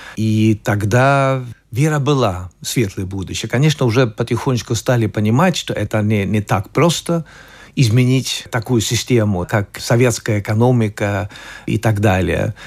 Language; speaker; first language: Russian; non-native, fluent; Swedish